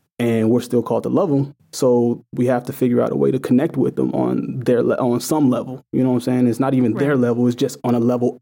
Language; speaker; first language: English; native; English